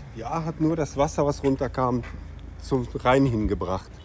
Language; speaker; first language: German; native; German